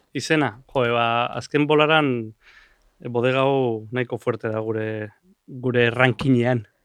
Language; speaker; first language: Basque; native; Basque